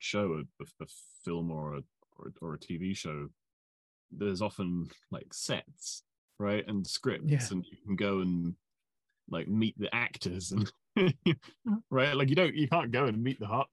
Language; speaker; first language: English; native; English